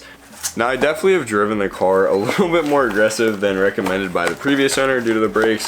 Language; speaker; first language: English; native; English